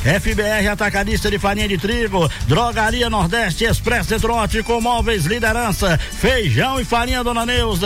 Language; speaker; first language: Portuguese; native; Portuguese